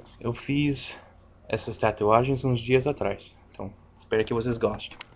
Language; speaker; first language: Portuguese; non-native, fluent; English